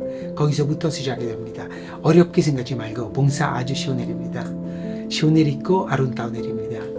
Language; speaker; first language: Korean; non-native, fluent; Italian